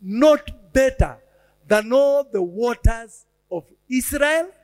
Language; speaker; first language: English; non-native, local second language; Swahili